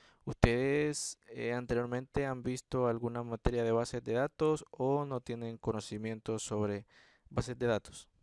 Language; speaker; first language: Spanish; native; Spanish